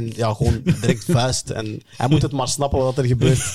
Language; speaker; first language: Dutch; early bilingual, other home language; Lingala